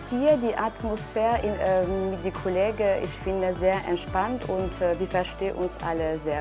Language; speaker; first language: German; non-native, learner; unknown